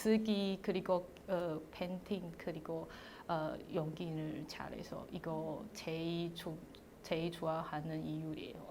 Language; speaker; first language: Korean; non-native, learner; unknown